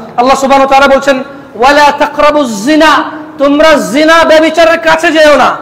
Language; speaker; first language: Bangla; native; Bangla